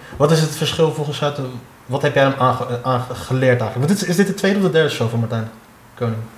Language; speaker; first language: Dutch; early bilingual, other home language; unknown